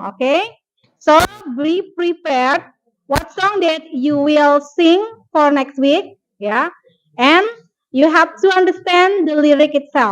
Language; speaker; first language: English; non-native, fluent; Indonesian